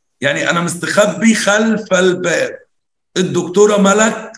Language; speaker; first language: Arabic; native; Arabic